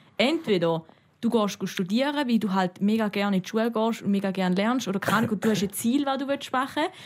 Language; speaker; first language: German; native; German